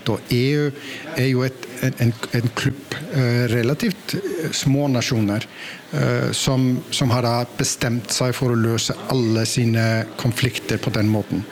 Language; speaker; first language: Norwegian; non-native, fluent; Icelandic